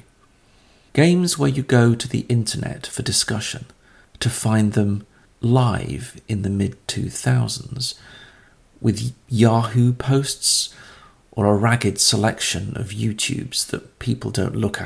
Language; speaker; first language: English; native; English